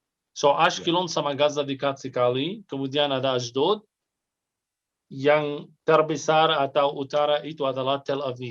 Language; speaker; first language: Indonesian; non-native, fluent; Arabic